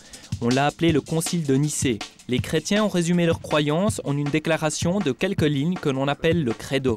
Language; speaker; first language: French; native; French